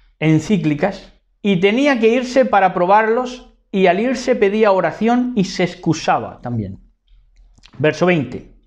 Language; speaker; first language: Spanish; native; Spanish